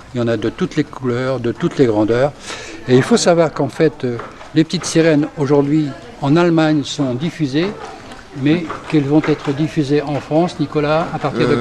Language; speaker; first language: French; native; French